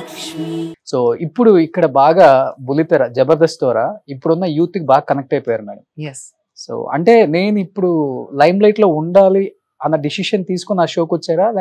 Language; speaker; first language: Telugu; native; Telugu